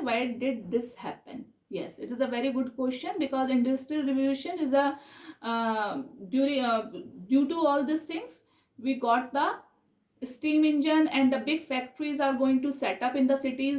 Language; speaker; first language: English; non-native, local second language; Hindi